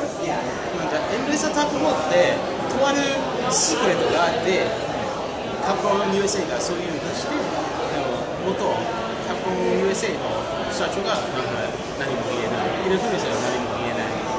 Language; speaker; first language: Japanese; non-native, fluent; English